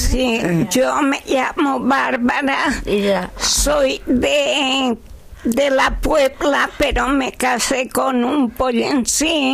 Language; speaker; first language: Spanish; non-native, local second language; Catalan